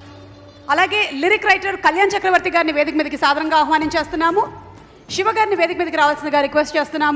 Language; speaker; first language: Telugu; native; Telugu